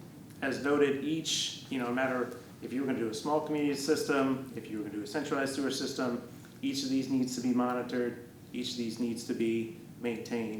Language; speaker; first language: English; native; English